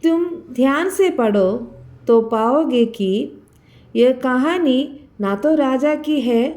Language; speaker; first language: Hindi; non-native, local second language; Malayalam